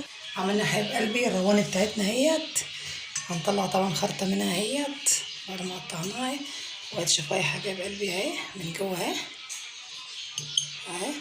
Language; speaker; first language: Arabic; native; Arabic